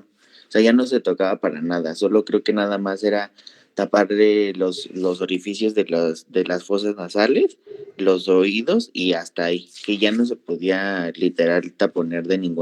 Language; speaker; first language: Spanish; native; Spanish